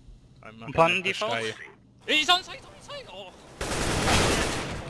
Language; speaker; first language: English; native; English